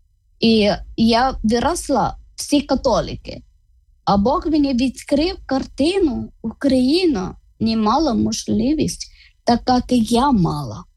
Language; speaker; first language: Ukrainian; non-native, learner; Malayalam